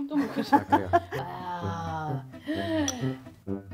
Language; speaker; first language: Korean; non-native, learner; English